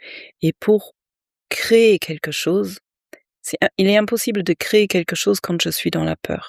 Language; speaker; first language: French; native; French